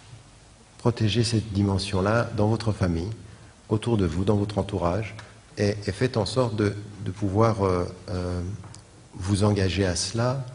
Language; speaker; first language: French; native; French